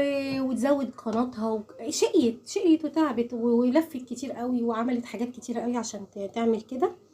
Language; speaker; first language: Arabic; native; Arabic